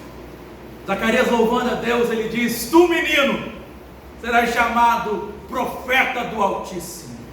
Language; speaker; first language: Portuguese; native; Portuguese